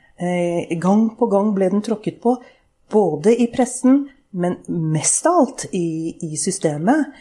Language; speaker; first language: Norwegian; early bilingual, other home language; Urdu